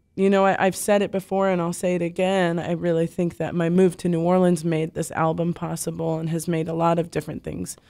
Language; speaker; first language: English; native; English